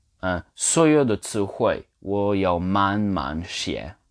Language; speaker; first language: Chinese; non-native, learner; French